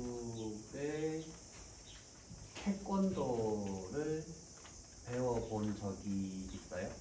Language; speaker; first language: Korean; non-native, learner; English